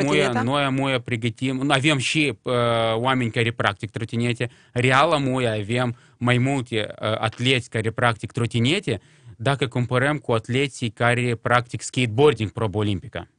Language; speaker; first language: Romanian; non-native, local second language; Russian